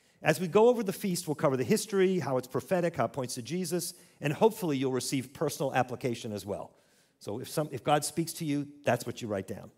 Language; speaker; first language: English; native; English